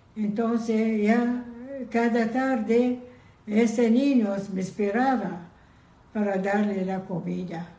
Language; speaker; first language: Spanish; non-native, learner; Persian